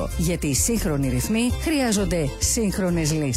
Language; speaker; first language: Greek; native; Greek